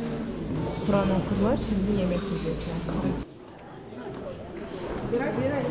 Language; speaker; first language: Turkish; early bilingual, heritage; Turkish